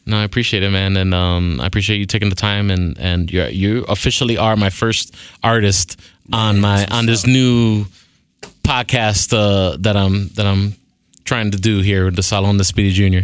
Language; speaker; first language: English; early bilingual, other home language; Spanish